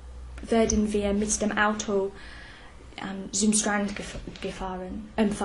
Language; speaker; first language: German; non-native, fluent; English